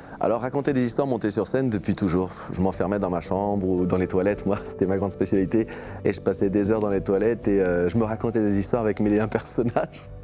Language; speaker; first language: French; early bilingual, other home language; Portuguese